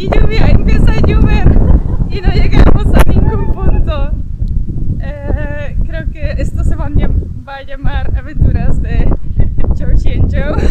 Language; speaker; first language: Spanish; non-native, fluent; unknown